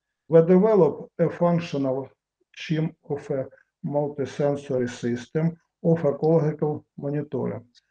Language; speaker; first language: English; non-native, learner; Russian